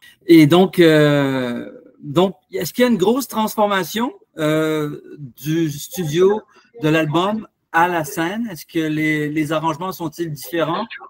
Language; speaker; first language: French; native; French